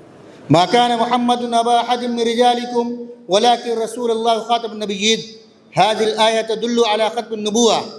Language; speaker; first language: Arabic; non-native, learner; Urdu